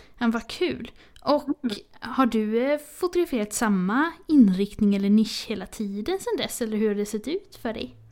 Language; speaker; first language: Swedish; native; Swedish